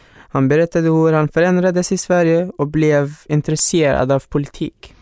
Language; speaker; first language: Swedish; non-native, fluent; Hazaragi